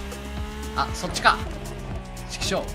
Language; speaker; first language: Japanese; native; Japanese